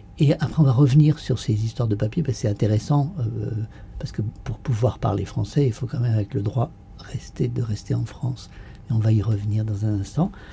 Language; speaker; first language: French; native; French